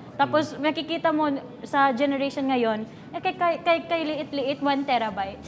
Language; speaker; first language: Filipino; non-native, local second language; Cebuano